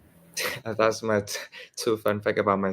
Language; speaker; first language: English; non-native, learner; Vietnamese